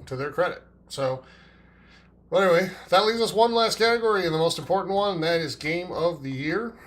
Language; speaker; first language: English; native; English